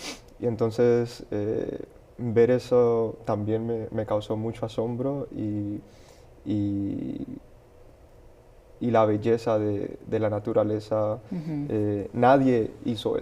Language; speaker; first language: Spanish; early bilingual, heritage; Spanish